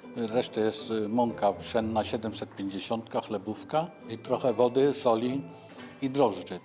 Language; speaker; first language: Polish; native; Polish